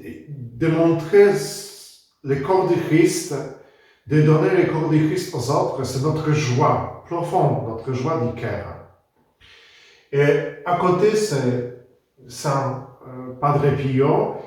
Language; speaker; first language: French; non-native, fluent; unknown